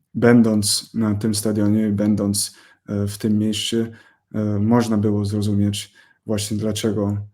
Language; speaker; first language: Polish; non-native, fluent; English